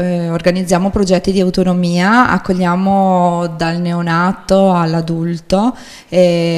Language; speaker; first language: Italian; native; Italian